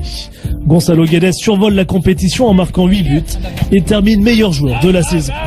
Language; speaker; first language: French; native; French